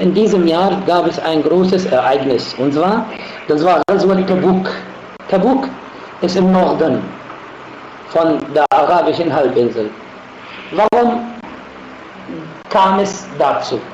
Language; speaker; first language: German; non-native, fluent; Arabic